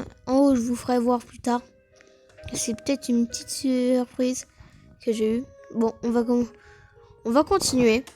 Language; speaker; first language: French; native; French